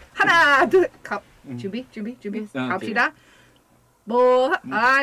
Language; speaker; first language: Korean; non-native, learner; English